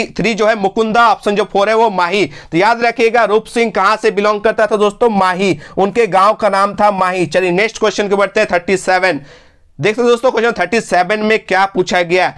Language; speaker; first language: Hindi; non-native, local second language; Bangla